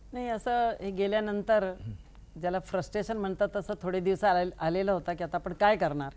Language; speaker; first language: Marathi; non-native, local second language; Hindi